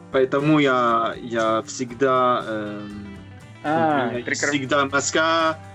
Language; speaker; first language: Russian; non-native, learner; French